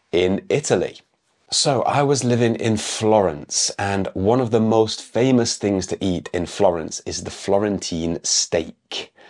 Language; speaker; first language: English; native; English